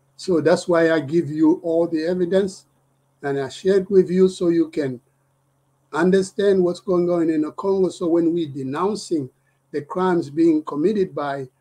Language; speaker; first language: English; non-native, fluent; Lingala